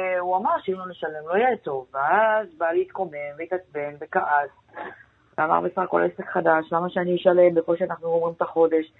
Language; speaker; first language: Hebrew; native; Hebrew